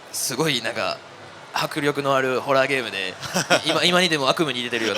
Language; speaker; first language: Japanese; non-native, fluent; French